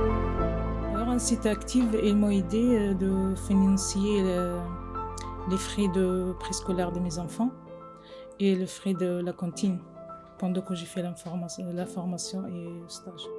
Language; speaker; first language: French; non-native, learner; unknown